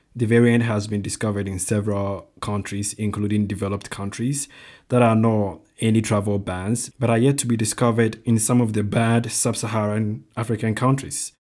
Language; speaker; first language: English; non-native, local second language; Akan